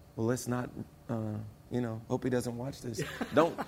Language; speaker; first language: English; native; English